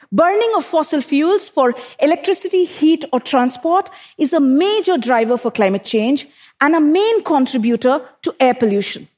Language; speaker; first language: English; non-native, local second language; Hindi